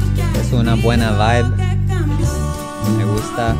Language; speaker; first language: Spanish; non-native, learner; English